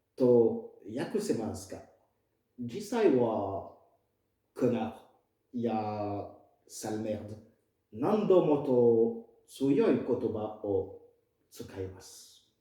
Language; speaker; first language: Japanese; non-native, fluent; French